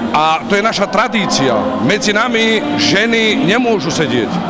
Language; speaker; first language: Slovak; non-native, local second language; Romany